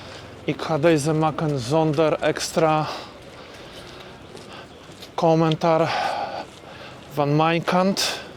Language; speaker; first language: Dutch; non-native, learner; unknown